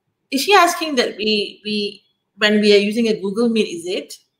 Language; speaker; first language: English; non-native, local second language; Tamil